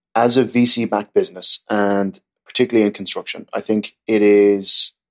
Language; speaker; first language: English; native; English